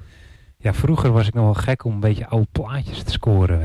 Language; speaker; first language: Dutch; native; Dutch